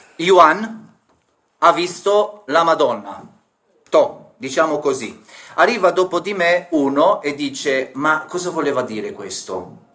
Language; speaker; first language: Italian; non-native, fluent; Romanian